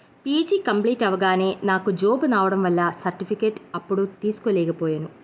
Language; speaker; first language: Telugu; non-native, learner; Malayalam